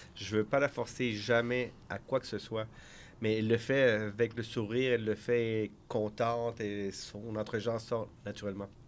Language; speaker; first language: French; early bilingual, other home language; Spanish